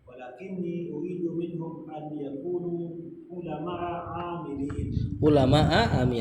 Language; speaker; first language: Arabic; non-native, learner; Indonesian